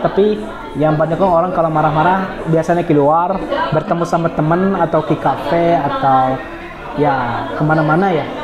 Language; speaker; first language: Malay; non-native, learner; Arabic